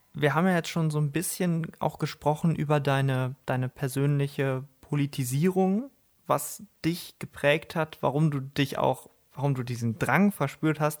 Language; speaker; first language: German; native; German